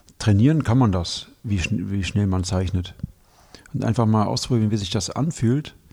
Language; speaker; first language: German; native; German